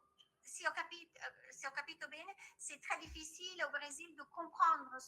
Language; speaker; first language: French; non-native, fluent; Italian